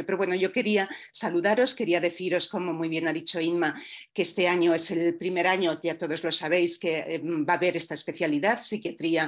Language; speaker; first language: Spanish; native; Spanish